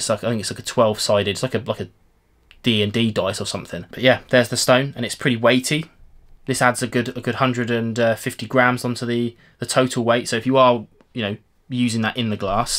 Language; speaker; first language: English; native; English